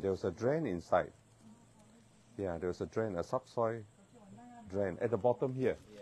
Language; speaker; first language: English; non-native, local second language; Min Nan Chinese